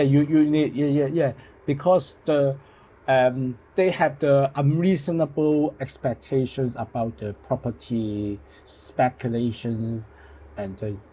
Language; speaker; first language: English; non-native, local second language; Cantonese